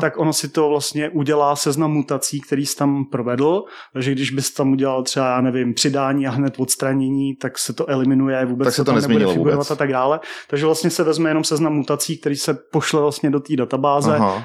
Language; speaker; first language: Czech; native; Czech